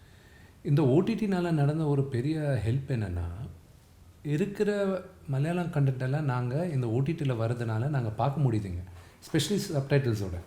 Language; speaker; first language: Tamil; non-native, local second language; Telugu